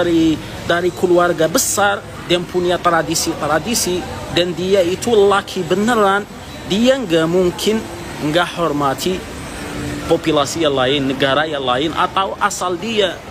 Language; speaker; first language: Indonesian; non-native, fluent; Arabic